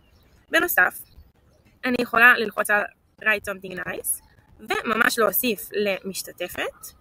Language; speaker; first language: Hebrew; native; Hebrew